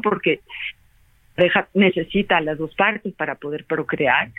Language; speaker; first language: Spanish; native; Spanish